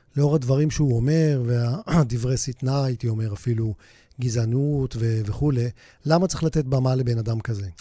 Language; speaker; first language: Hebrew; native; Hebrew